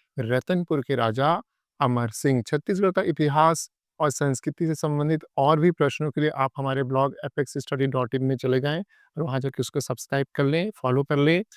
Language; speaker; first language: Hindi; native; Hindi